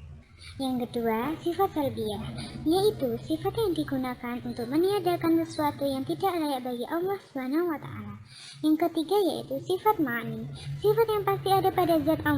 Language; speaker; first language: Indonesian; native; Indonesian